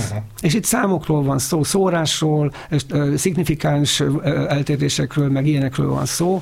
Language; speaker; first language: Hungarian; native; Hungarian